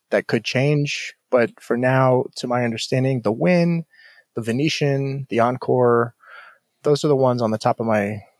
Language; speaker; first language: English; native; English